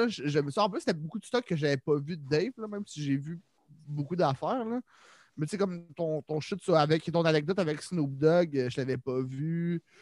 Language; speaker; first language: French; native; French